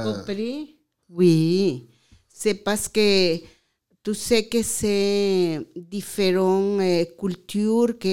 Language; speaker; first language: French; non-native, learner; Spanish